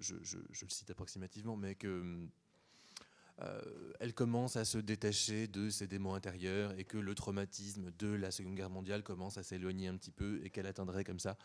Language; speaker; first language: French; native; French